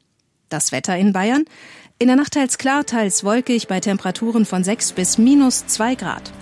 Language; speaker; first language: German; native; German